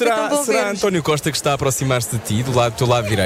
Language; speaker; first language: Portuguese; native; Portuguese